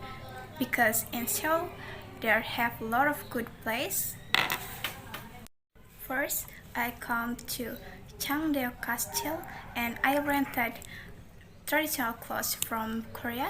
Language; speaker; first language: English; non-native, learner; Indonesian